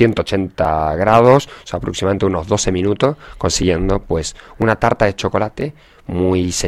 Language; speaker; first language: Spanish; native; Spanish